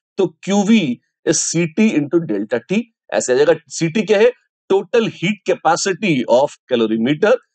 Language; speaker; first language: Hindi; native; Hindi